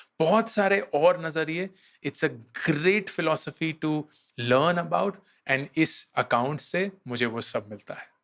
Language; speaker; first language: Hindi; native; Hindi